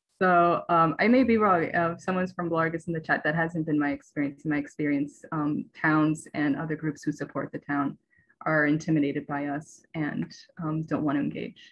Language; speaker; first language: English; native; English